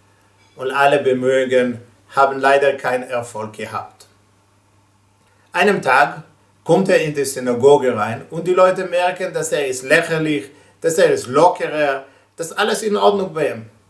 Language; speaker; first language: German; non-native, fluent; Hebrew